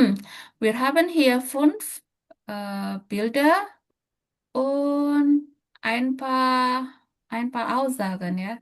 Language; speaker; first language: German; non-native, fluent; Indonesian